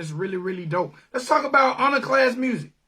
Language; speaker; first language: English; native; English